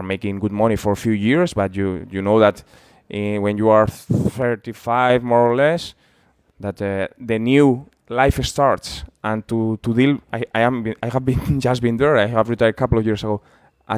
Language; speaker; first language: English; non-native, fluent; Spanish